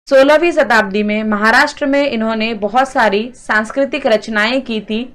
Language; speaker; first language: Hindi; non-native, local second language; Marathi